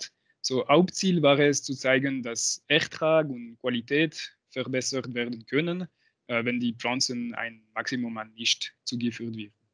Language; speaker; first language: German; non-native, local second language; French